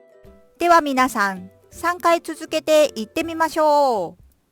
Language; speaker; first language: Japanese; non-native, fluent; Korean